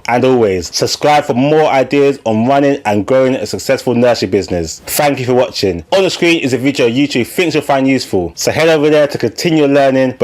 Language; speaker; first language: English; native; English